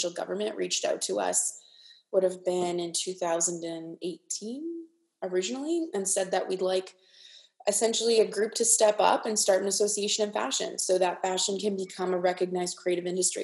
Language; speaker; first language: English; native; English